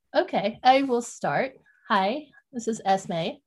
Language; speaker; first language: English; early bilingual, other home language; Vietnamese